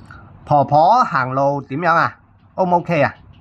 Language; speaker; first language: Cantonese; native; Cantonese